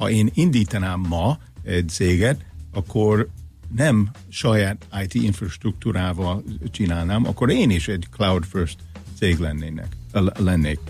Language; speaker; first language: Hungarian; non-native, fluent; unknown